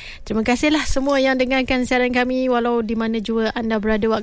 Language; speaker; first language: Malay; native; Malay